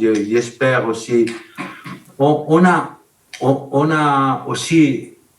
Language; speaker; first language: French; non-native, learner; Spanish